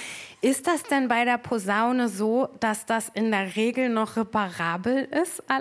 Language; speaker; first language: German; native; German